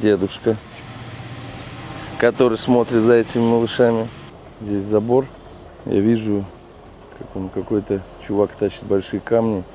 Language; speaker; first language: Russian; native; Russian